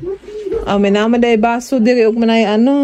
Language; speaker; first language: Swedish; non-native, learner; Cebuano